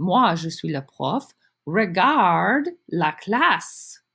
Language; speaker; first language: French; non-native, fluent; English